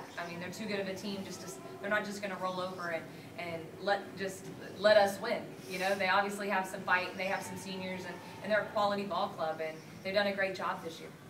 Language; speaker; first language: English; native; English